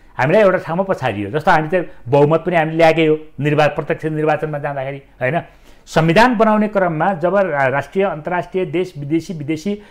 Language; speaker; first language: Nepali; native; Nepali